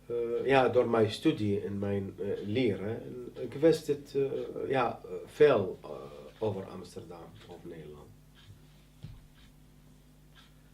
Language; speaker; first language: Dutch; non-native, learner; Arabic